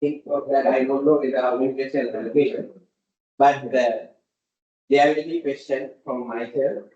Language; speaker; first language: English; non-native, local second language; Sinhala